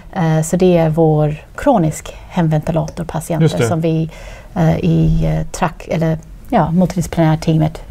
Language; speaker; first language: Swedish; non-native, fluent; English